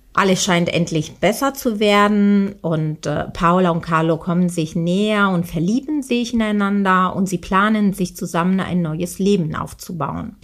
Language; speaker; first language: German; non-native, fluent; Italian